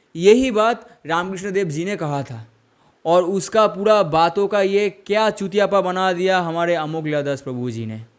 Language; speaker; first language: Hindi; non-native, local second language; Bangla